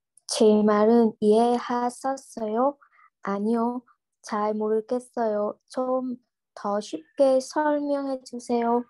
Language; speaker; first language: Korean; non-native, learner; Vietnamese